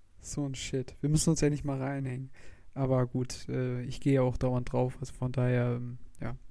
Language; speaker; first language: German; native; German